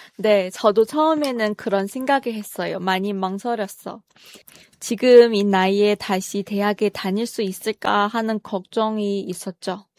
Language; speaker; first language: Korean; non-native, fluent; Chinese